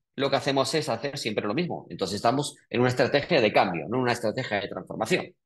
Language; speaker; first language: Spanish; native; Spanish